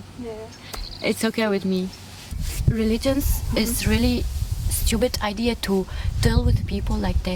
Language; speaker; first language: English; non-native, learner; Arabic